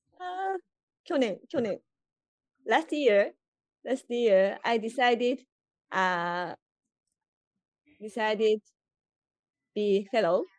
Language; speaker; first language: English; non-native, learner; Japanese